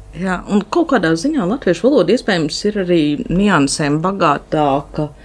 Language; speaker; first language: Latvian; native; Latvian